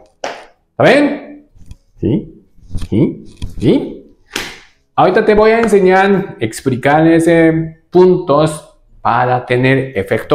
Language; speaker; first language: Spanish; non-native, learner; Japanese